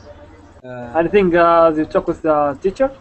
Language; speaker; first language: English; non-native, learner; Arabic